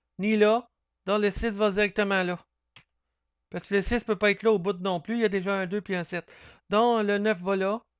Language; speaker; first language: French; native; French